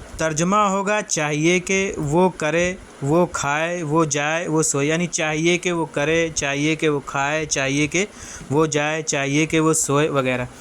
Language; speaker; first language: Urdu; native; Urdu